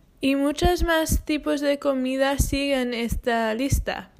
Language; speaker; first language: Spanish; non-native, fluent; English